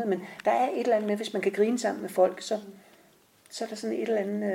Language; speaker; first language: Danish; native; Danish